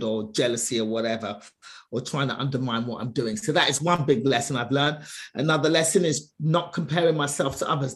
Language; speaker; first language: English; native; English